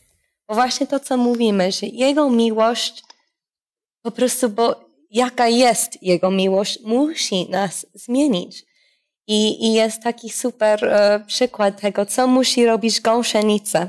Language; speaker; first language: Polish; non-native, fluent; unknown